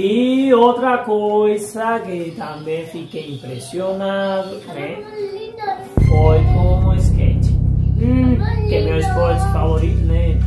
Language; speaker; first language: Portuguese; non-native, fluent; Spanish